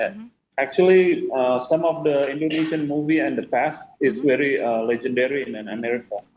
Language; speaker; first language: English; non-native, fluent; Indonesian